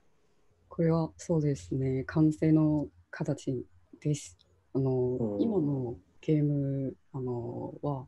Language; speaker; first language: Japanese; non-native, local second language; Chinese